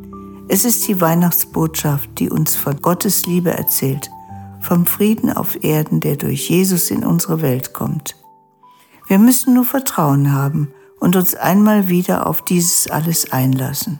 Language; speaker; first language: German; native; German